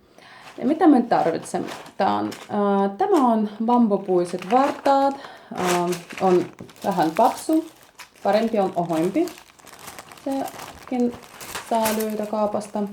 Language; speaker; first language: Finnish; non-native, learner; Russian